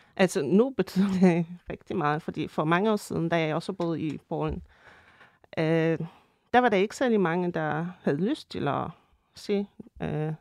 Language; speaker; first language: Danish; non-native, fluent; Polish